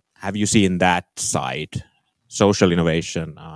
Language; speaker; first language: English; non-native, fluent; Finnish